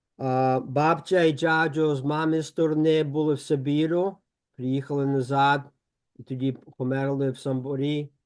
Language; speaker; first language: Ukrainian; early bilingual, heritage; Ukrainian